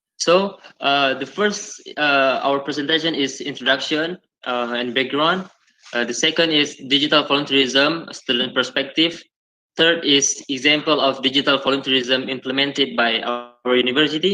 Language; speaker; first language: English; non-native, fluent; Indonesian